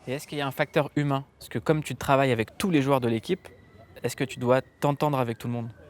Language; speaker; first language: French; native; French